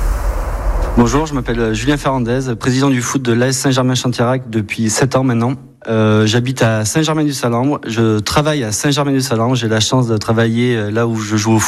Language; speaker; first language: French; native; French